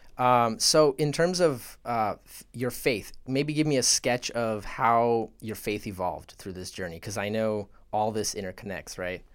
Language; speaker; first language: English; early bilingual, other home language; Russian